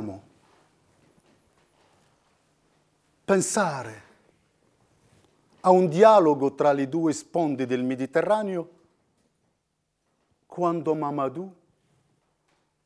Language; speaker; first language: Italian; non-native, fluent; Riffian